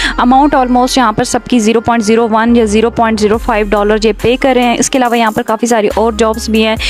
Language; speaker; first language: Urdu; non-native, local second language; Punjabi